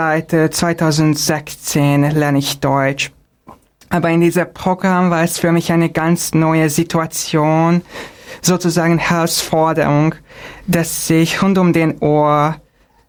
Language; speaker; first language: German; non-native, fluent; Hungarian